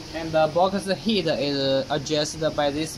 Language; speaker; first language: English; non-native, learner; Chinese